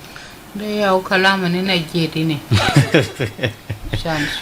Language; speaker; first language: Arabic; non-native, local second language; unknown